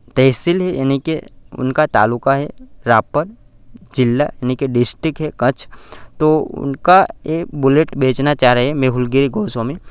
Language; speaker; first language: Hindi; non-native, local second language; Gujarati